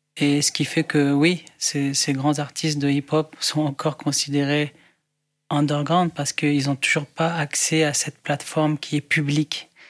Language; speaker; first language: French; non-native, local second language; Arabic